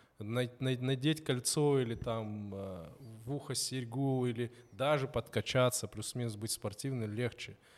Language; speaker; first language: Russian; native; Russian